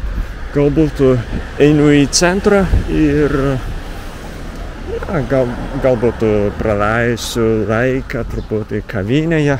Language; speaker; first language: Lithuanian; non-native, fluent; Japanese